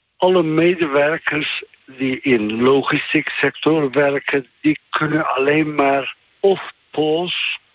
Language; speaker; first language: Dutch; non-native, fluent; Turkish